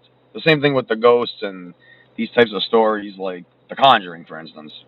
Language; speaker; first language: English; native; English